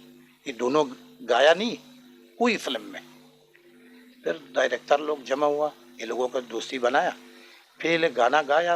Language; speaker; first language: Hindi; non-native, learner; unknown